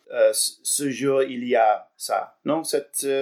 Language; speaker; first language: French; non-native, learner; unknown